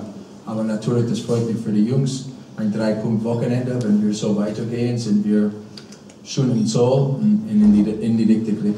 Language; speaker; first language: German; non-native, fluent; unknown